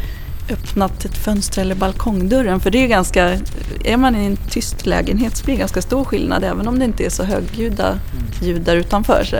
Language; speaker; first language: Swedish; native; Swedish